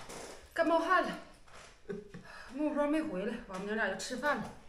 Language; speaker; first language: Chinese; native; Chinese